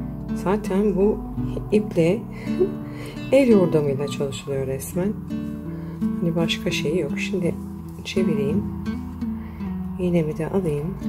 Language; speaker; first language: Turkish; native; Turkish